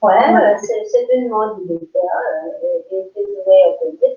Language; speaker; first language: French; non-native, learner; English